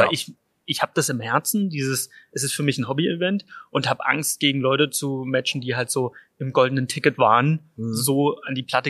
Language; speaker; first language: German; native; German